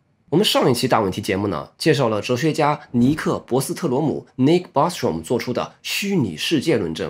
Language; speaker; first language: Chinese; native; Chinese